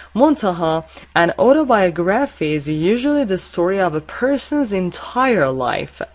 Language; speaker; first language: English; non-native, fluent; Persian